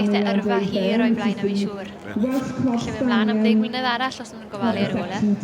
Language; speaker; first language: Welsh; native; Welsh